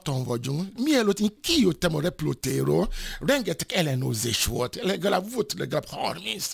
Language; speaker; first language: Hungarian; non-native, fluent; Yoruba